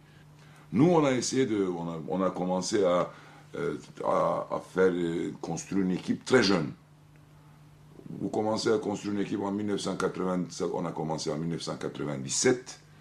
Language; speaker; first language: French; non-native, fluent; Turkish